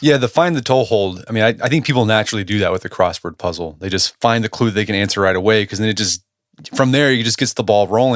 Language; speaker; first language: English; native; English